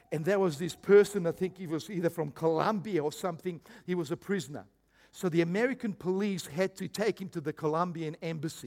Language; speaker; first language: English; early bilingual, other home language; Croatian